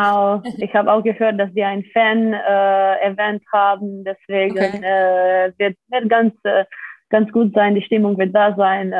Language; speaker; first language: German; non-native, fluent; Slovenian